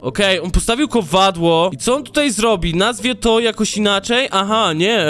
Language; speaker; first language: Polish; native; Polish